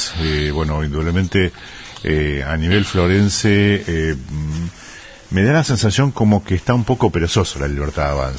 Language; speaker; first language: Spanish; native; Spanish